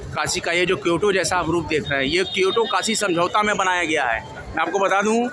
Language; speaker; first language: Hindi; native; Hindi